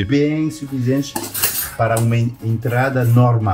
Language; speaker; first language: Portuguese; non-native, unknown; French